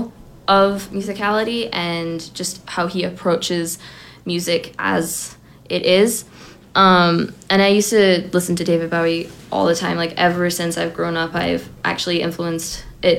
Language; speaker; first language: English; native; English